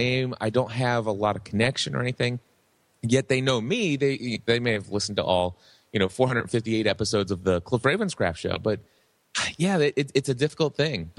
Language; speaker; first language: English; native; English